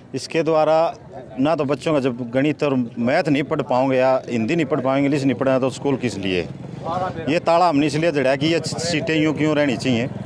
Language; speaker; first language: Hindi; native; Hindi